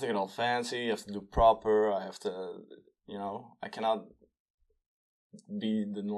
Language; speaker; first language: English; non-native, fluent; Dutch